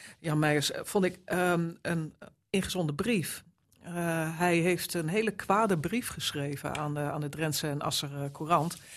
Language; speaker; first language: Dutch; native; Dutch